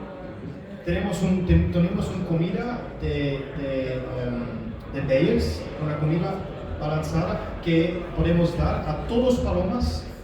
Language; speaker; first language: Spanish; non-native, learner; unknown